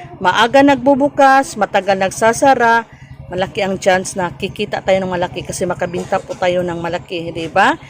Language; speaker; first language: Filipino; non-native, local second language; Cebuano